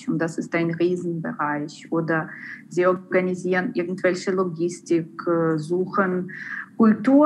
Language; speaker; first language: German; non-native, fluent; Ukrainian